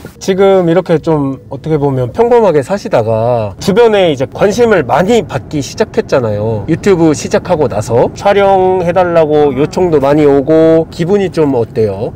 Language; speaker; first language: Korean; native; Korean